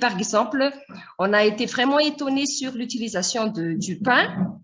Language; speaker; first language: French; non-native, local second language; Malagasy